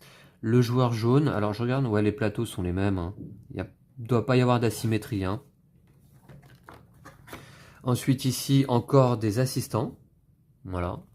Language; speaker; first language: French; native; French